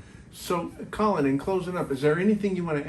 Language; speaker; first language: English; native; English